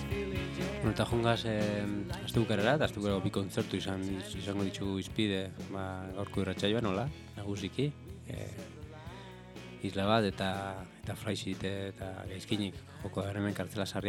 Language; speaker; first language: Basque; native; Basque